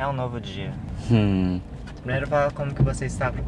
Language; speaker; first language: Portuguese; native; Portuguese